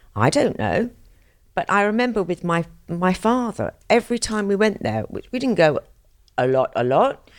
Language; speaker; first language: English; native; English